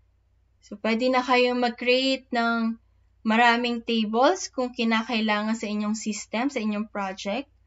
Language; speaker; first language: Filipino; native; Filipino